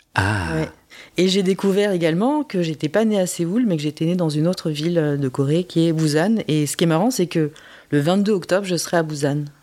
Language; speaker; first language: French; early bilingual, other home language; Korean